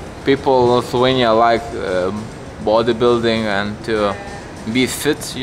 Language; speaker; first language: English; non-native, fluent; Lithuanian